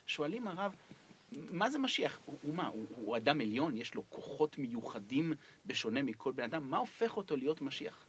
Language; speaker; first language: Hebrew; non-native, fluent; English